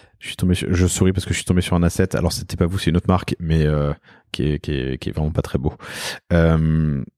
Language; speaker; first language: French; native; French